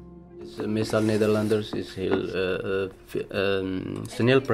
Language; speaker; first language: Dutch; non-native, learner; Tigrinya